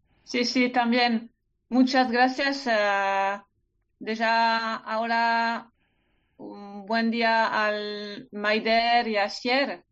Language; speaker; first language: Spanish; non-native, learner; French